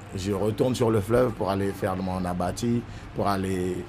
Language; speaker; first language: French; native; French